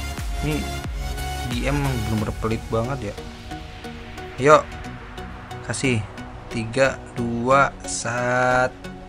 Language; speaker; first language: Indonesian; native; Indonesian